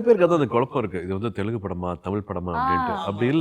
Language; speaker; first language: Tamil; native; Tamil